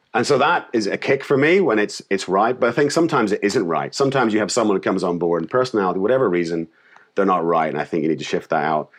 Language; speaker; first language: English; native; English